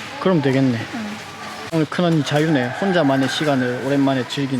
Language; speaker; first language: Korean; native; Korean